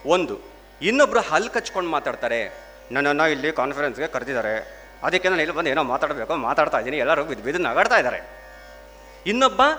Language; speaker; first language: Kannada; non-native, local second language; Telugu